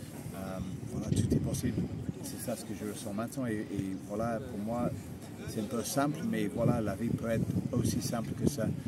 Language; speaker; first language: French; non-native, fluent; English